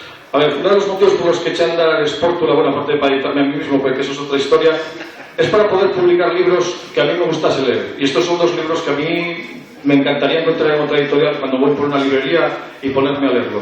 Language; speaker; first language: Spanish; native; Spanish